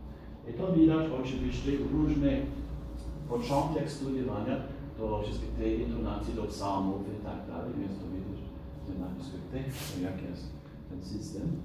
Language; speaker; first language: Polish; non-native, fluent; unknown